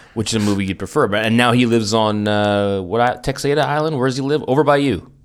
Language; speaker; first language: English; native; English